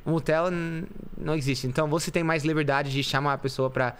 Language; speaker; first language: Portuguese; non-native, fluent; English